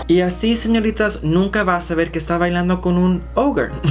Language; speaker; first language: Spanish; early bilingual, heritage; Spanish